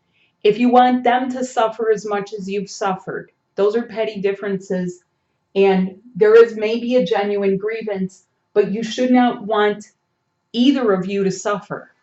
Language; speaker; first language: English; native; English